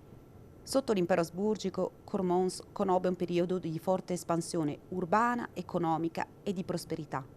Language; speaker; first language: Italian; native; Italian